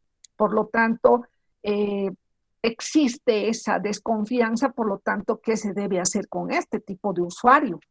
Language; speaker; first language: Spanish; native; Spanish